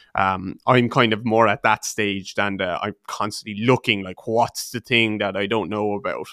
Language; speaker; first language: English; native; English